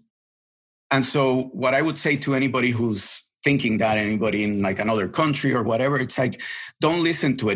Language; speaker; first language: English; non-native, fluent; Spanish